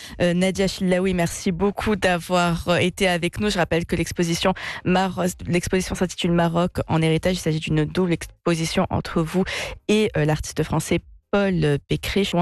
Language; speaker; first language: French; non-native, local second language; Arabic